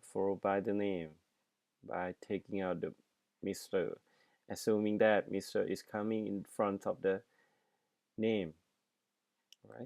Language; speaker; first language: English; non-native, fluent; Thai